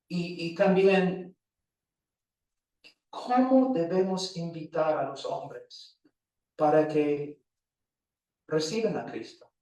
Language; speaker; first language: Spanish; non-native, fluent; English